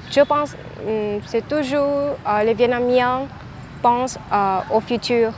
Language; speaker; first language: French; non-native, learner; Vietnamese